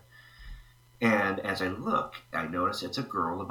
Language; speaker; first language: English; native; English